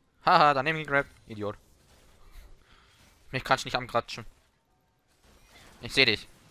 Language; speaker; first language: German; native; German